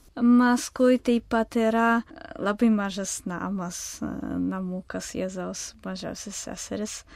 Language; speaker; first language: Lithuanian; non-native, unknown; Russian